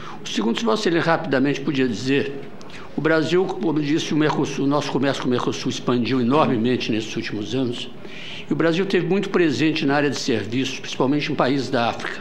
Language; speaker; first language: Portuguese; native; Portuguese